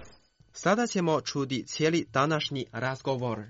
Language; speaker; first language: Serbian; non-native, fluent; Chinese